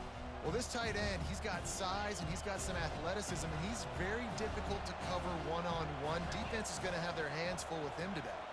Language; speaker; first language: English; native; English